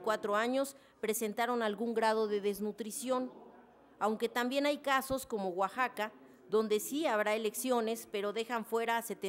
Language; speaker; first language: Spanish; native; Spanish